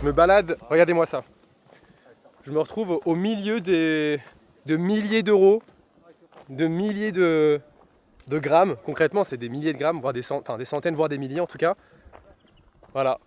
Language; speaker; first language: French; native; French